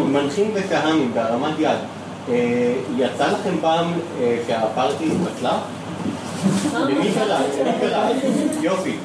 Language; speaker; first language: Hebrew; native; Hebrew